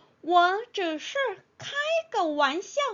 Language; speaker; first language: Chinese; non-native, fluent; Korean